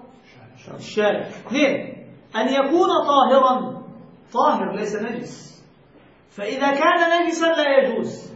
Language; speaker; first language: Arabic; native; Arabic